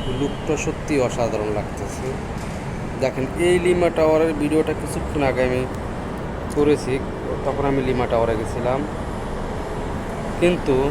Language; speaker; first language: Bangla; native; Bangla